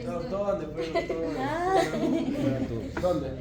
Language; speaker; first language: Spanish; native; Spanish